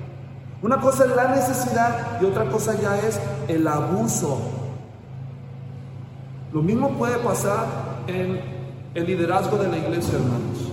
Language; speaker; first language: Spanish; native; Spanish